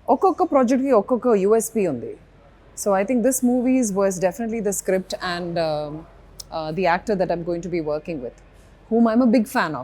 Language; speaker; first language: Telugu; non-native, fluent; Malayalam